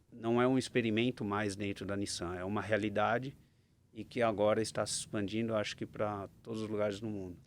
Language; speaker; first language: Portuguese; native; Portuguese